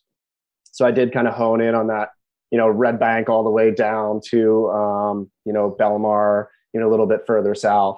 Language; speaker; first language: English; native; English